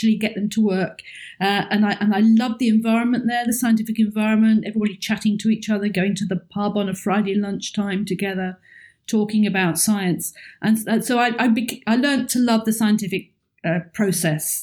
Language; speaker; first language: English; native; English